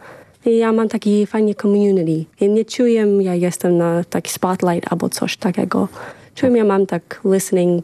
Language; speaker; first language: Polish; early bilingual, heritage; English